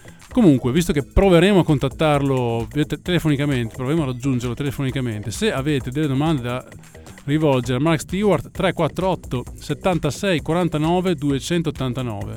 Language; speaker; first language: Italian; native; Italian